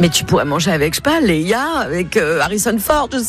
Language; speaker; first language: French; native; French